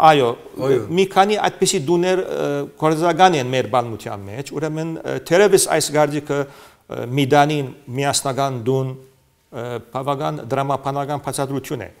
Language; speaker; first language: Armenian; early bilingual, heritage; Armenian